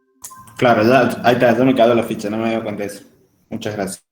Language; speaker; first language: Spanish; native; Spanish